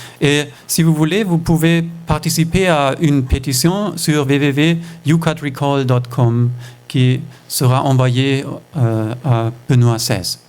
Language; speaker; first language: French; non-native, fluent; German